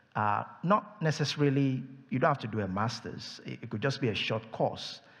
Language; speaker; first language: English; non-native, local second language; Yoruba